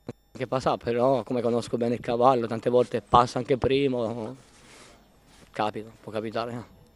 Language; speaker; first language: Italian; non-native, fluent; Albanian